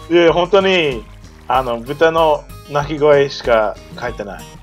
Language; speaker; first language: Japanese; non-native, fluent; English